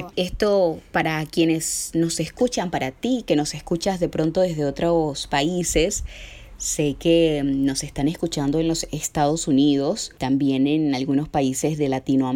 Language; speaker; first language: Spanish; native; Spanish